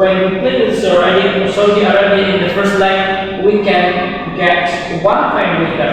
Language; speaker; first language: English; non-native, fluent; Indonesian